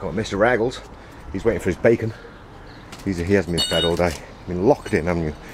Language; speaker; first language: English; native; English